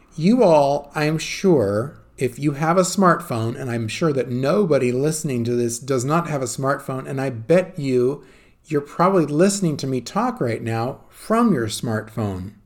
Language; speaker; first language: English; native; English